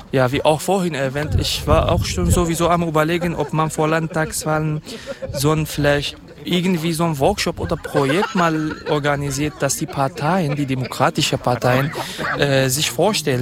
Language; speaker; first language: German; non-native, fluent; Kurdish